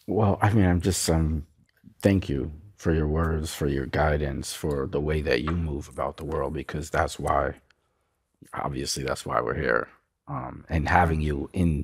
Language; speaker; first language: English; native; English